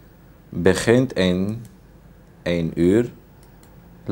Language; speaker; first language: Dutch; non-native, learner; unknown